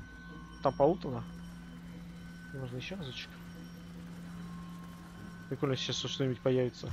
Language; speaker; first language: Russian; native; Russian